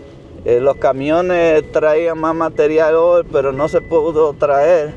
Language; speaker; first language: Spanish; native; Spanish